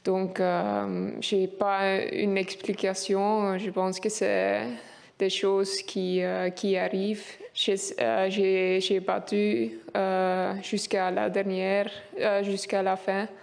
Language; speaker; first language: French; non-native, local second language; Dutch